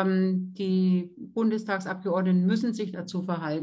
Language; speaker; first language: German; native; German